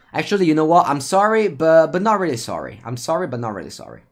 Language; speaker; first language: English; non-native, fluent; Italian